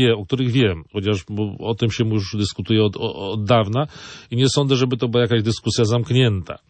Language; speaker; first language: Polish; native; Polish